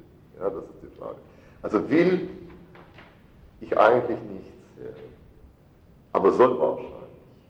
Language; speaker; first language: German; non-native, fluent; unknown